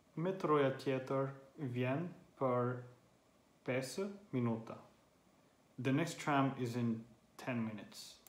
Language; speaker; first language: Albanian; non-native, learner; Finnish